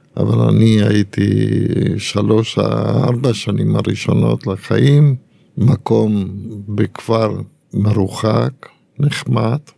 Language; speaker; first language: Hebrew; non-native, fluent; Spanish